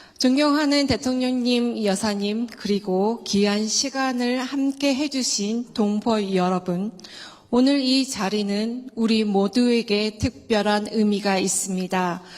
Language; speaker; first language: Korean; native; Korean